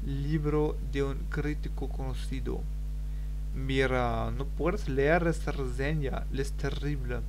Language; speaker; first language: Spanish; non-native, learner; German